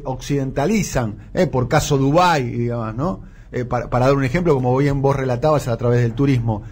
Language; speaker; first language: Spanish; native; Spanish